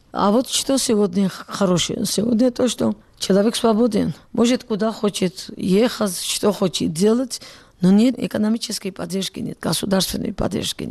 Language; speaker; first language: Russian; non-native, local second language; Georgian